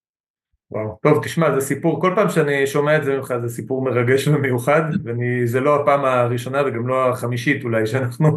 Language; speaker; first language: Hebrew; native; Hebrew